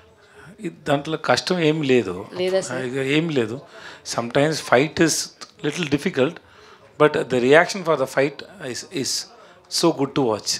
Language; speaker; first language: Telugu; non-native, learner; Tamil